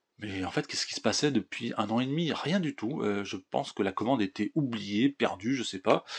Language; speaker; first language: French; native; French